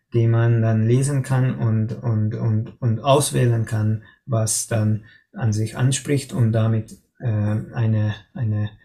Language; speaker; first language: German; non-native, learner; Hungarian